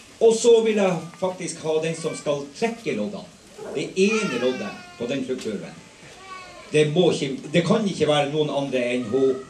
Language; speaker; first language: Norwegian; native; Norwegian